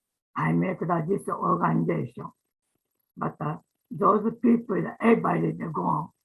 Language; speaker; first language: English; non-native, learner; Japanese